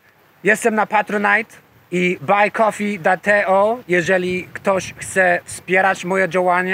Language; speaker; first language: Polish; non-native, learner; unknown